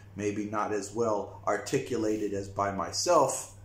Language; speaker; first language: English; native; English